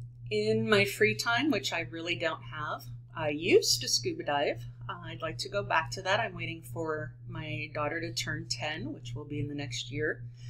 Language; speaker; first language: English; native; English